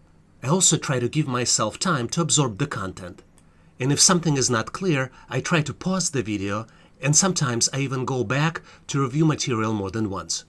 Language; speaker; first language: English; non-native, fluent; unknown